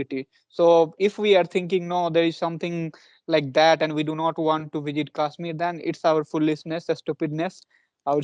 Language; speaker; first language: English; non-native, local second language; Punjabi